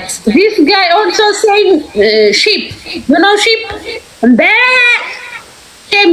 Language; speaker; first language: English; non-native, learner; Amharic